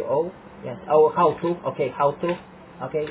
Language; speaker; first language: English; non-native, fluent; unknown